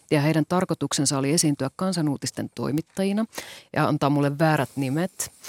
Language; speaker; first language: Finnish; native; Finnish